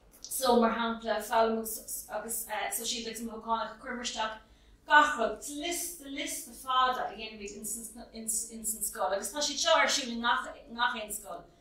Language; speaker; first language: Irish; non-native, local second language; English